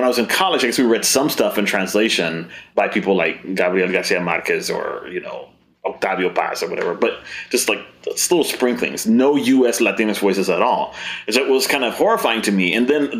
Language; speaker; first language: English; native; English